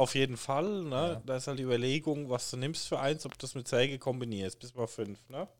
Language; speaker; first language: German; native; German